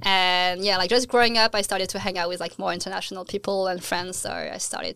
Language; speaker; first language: English; non-native, fluent; French